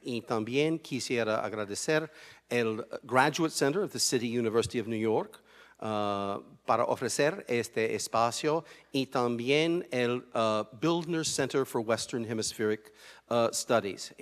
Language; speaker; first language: Spanish; non-native, fluent; English